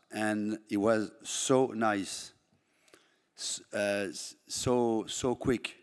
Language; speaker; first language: English; non-native, fluent; French